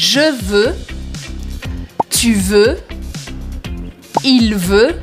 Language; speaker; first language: French; non-native, learner; Portuguese